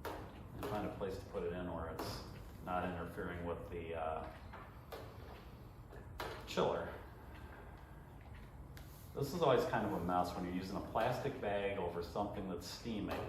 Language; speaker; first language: English; native; English